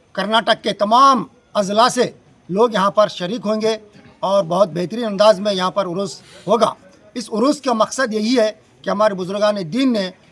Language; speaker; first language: Urdu; native; Urdu